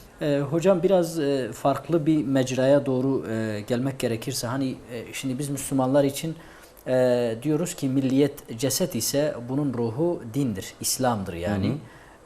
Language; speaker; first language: Turkish; non-native, local second language; Kurdish